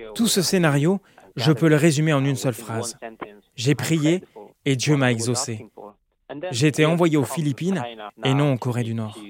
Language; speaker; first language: French; non-native, fluent; Korean